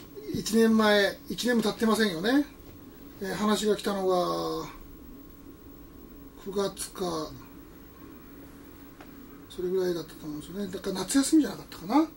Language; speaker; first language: Japanese; native; Japanese